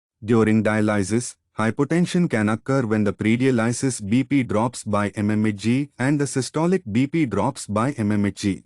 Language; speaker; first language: English; non-native, local second language; Telugu